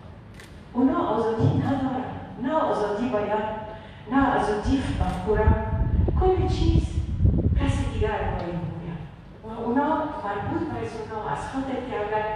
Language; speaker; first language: Persian; non-native, learner; Arabic